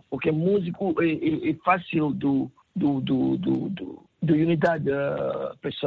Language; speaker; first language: Portuguese; non-native, learner; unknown